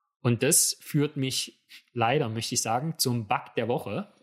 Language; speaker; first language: German; native; German